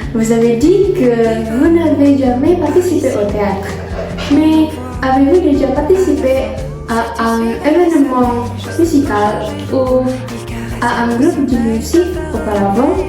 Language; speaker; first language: French; non-native, learner; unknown